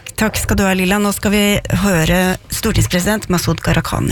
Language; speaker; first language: Norwegian; native; Norwegian